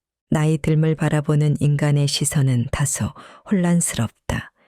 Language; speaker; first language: Korean; native; Korean